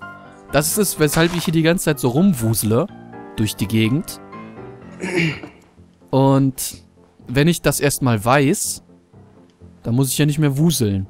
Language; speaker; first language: German; native; German